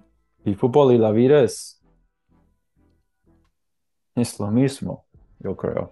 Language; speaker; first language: Spanish; non-native, learner; English